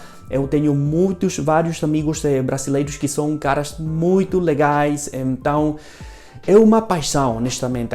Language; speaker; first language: Portuguese; non-native, fluent; Spanish